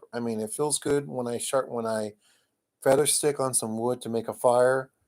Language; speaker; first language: English; native; English